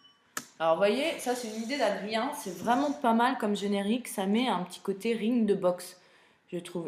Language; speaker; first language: French; native; French